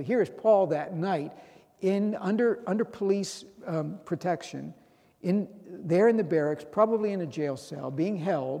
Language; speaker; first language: English; native; English